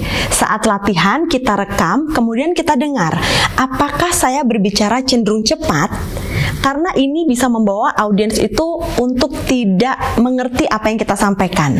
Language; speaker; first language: Indonesian; native; Indonesian